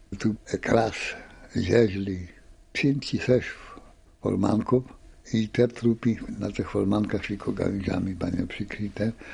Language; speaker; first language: Polish; native; Polish